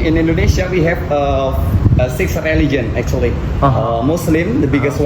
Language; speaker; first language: English; non-native, learner; Indonesian